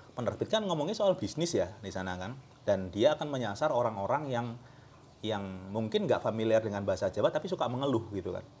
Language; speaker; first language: Indonesian; non-native, local second language; Javanese